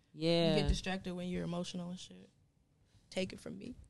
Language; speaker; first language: English; native; English